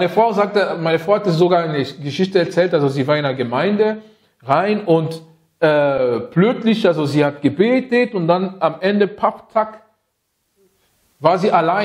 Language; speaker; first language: German; non-native, fluent; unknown